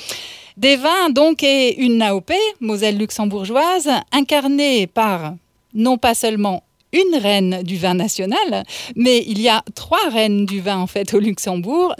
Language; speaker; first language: French; native; French